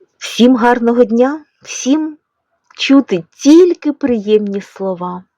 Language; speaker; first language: Ukrainian; non-native, local second language; Russian